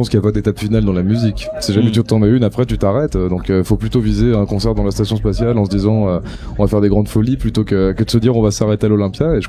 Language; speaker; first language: French; native; French